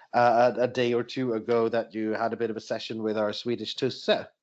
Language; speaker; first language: English; non-native, fluent; Swedish